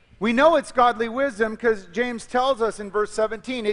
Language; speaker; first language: English; native; English